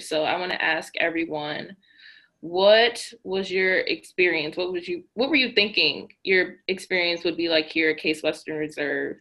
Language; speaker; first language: English; native; English